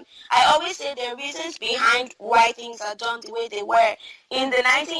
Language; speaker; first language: English; non-native, local second language; Hausa